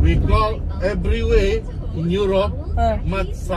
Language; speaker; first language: English; non-native, local second language; Malay